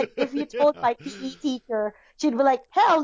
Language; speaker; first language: English; non-native, local second language; Filipino